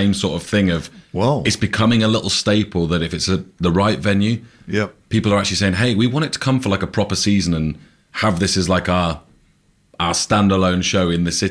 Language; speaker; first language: English; native; English